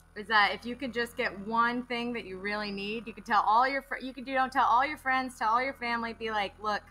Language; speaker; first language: English; native; English